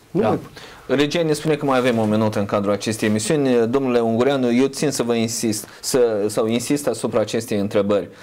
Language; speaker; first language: Romanian; native; Romanian